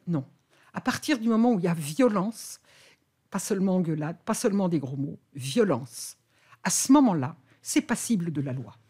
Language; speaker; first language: French; native; French